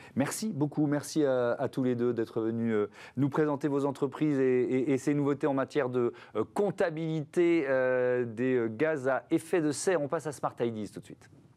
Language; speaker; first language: French; native; French